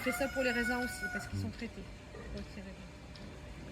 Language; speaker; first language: French; native; French